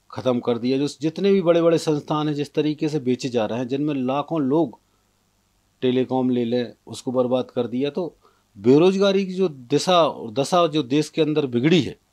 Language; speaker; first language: Hindi; native; Hindi